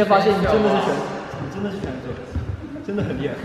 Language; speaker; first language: Chinese; native; Chinese